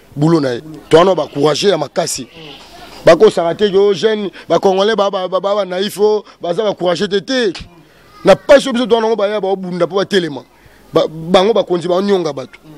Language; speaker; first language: Lingala; native; Lingala